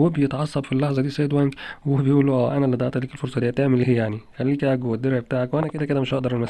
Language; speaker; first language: Arabic; native; Arabic